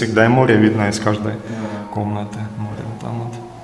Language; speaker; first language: Russian; native; Russian